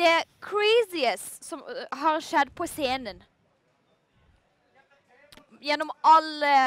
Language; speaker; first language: Norwegian; non-native, learner; Lithuanian